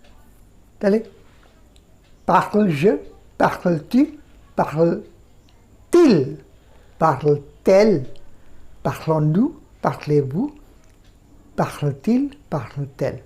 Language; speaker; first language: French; non-native, fluent; Bangla